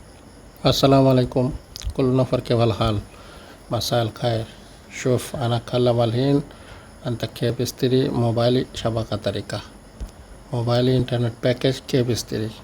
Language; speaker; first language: Arabic; non-native, learner; Bangla